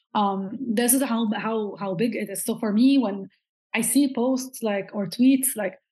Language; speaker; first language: English; non-native, fluent; Arabic